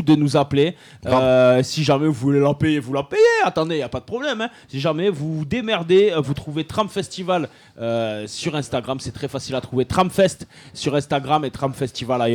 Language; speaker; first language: French; native; French